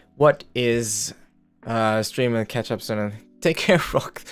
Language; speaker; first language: English; non-native, fluent; Swiss German